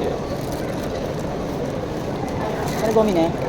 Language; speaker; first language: Japanese; non-native, fluent; Filipino